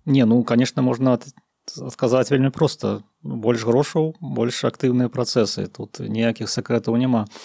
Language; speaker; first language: Belarusian; native; Belarusian